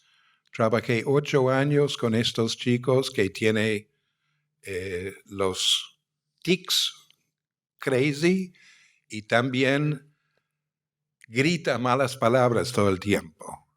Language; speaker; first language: Spanish; non-native, fluent; English